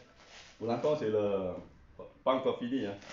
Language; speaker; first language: French; non-native, learner; Chinese